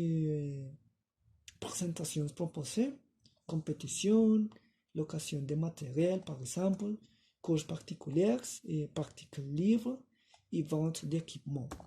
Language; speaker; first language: French; non-native, learner; Spanish